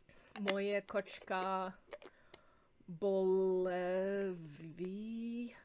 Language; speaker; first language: Czech; non-native, learner; English